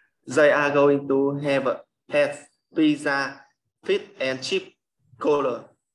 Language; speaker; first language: English; non-native, learner; Vietnamese